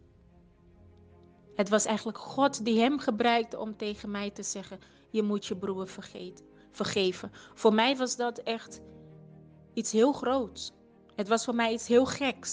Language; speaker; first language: Dutch; non-native, fluent; Portuguese